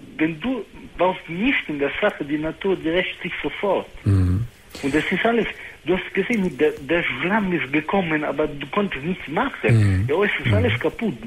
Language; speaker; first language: German; non-native, fluent; Italian